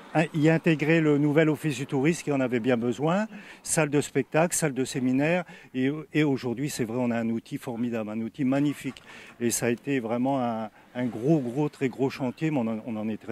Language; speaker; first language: French; native; French